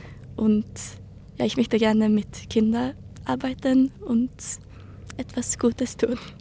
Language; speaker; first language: German; early bilingual, heritage; Swedish